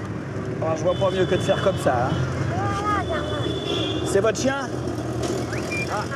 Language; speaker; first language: French; native; French